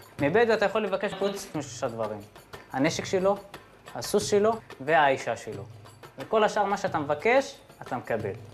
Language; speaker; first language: Hebrew; non-native, local second language; Arabic